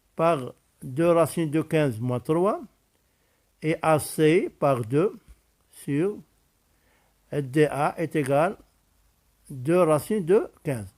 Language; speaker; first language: French; non-native, local second language; Arabic